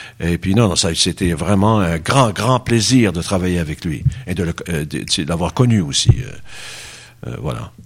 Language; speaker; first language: French; native; French